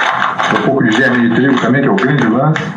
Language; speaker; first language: Portuguese; native; Portuguese